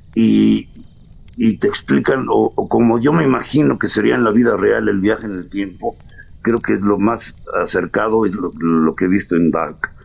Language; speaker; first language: Spanish; native; Spanish